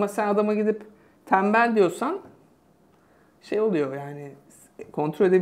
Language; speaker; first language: Turkish; native; Turkish